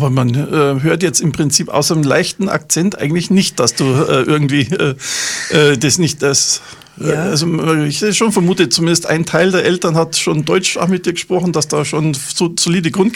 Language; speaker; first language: German; native; German